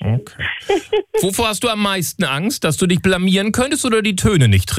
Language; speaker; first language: German; native; German